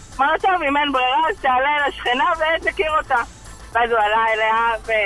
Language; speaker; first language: Hebrew; native; Hebrew